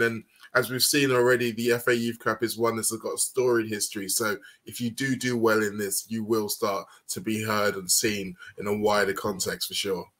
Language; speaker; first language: English; native; English